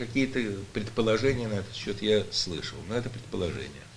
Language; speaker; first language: Russian; native; Russian